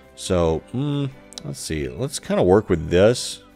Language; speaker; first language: English; native; English